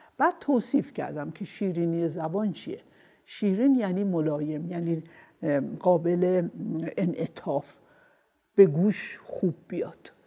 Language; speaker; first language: Persian; non-native, local second language; Azerbaijani